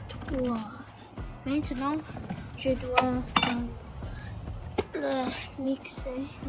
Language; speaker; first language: French; non-native, learner; English